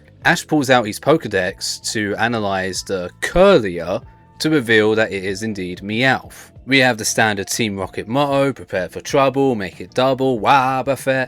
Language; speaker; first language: English; native; English